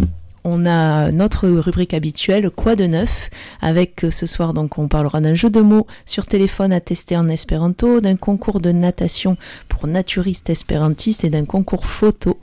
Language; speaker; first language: French; native; French